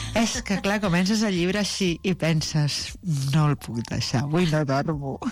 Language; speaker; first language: Catalan; native; Catalan